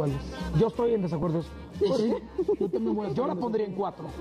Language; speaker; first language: Spanish; native; Spanish